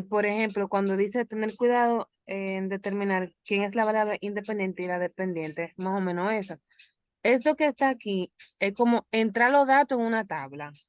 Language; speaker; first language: Spanish; native; Spanish